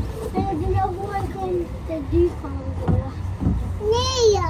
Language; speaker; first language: Swedish; early bilingual, other home language; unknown